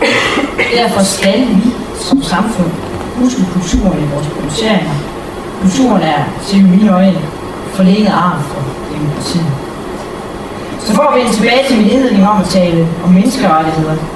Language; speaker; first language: Danish; native; Danish